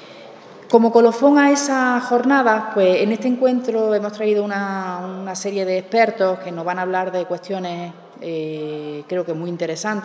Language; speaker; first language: Spanish; native; Spanish